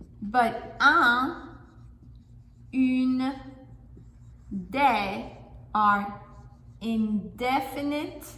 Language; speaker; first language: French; non-native, fluent; English